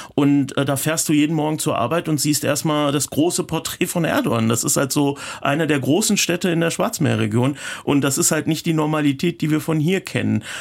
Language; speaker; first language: German; early bilingual, other home language; Turkish